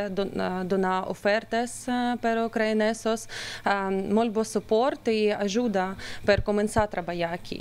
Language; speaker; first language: Catalan; non-native, learner; Ukrainian